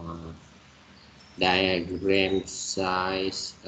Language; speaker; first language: English; non-native, learner; Vietnamese